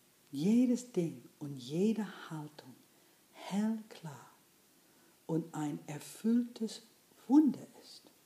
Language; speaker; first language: German; non-native, fluent; English